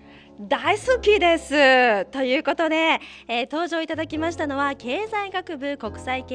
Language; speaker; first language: Japanese; native; Japanese